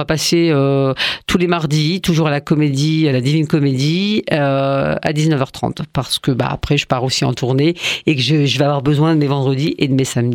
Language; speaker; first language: French; early bilingual, other home language; Arabic